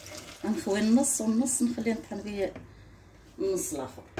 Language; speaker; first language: Arabic; native; Arabic